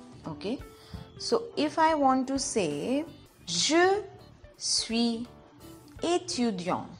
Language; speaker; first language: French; non-native, fluent; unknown